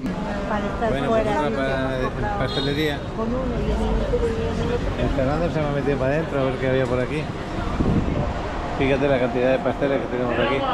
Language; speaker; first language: Spanish; native; Spanish